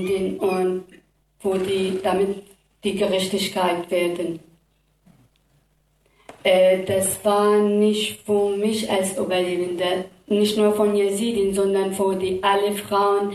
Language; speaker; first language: German; non-native, learner; Kurdish